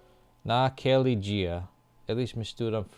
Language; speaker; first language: Portuguese; non-native, learner; English